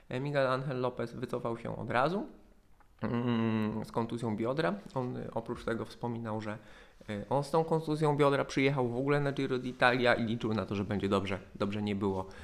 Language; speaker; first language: Polish; native; Polish